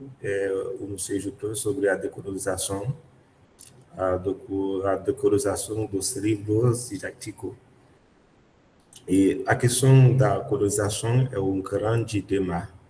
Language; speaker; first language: Portuguese; non-native, learner; Haitian Creole